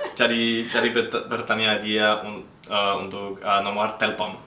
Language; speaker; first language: Indonesian; non-native, learner; German